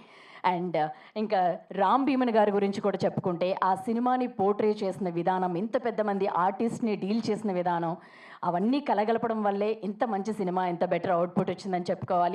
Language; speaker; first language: Telugu; native; Telugu